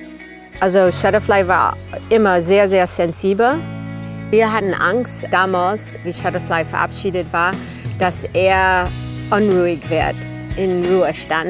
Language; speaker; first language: German; non-native, fluent; English